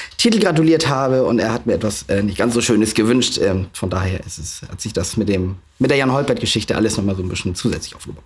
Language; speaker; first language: German; native; German